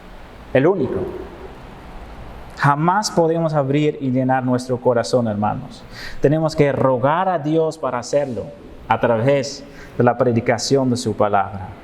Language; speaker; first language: Spanish; non-native, fluent; Dutch